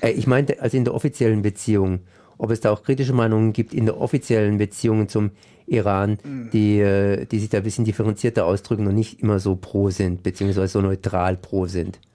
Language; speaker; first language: German; native; German